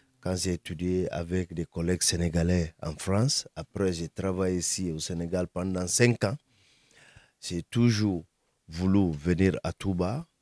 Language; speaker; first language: French; non-native, fluent; Fula